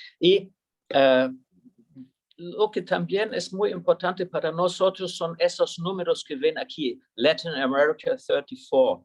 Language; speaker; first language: Spanish; non-native, fluent; German